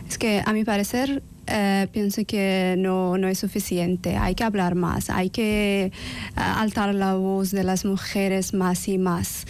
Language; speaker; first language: Spanish; non-native, learner; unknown